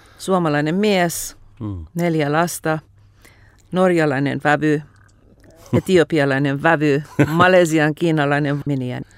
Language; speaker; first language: Finnish; non-native, fluent; Persian